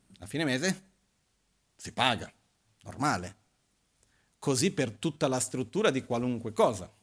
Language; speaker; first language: Italian; non-native, fluent; Portuguese